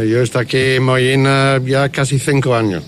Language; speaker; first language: Spanish; non-native, learner; English